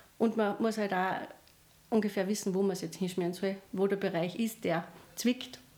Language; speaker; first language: German; native; German